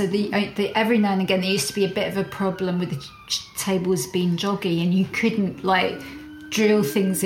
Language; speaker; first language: English; native; English